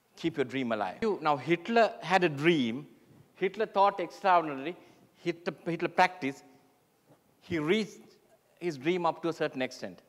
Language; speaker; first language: English; non-native, local second language; Sinhala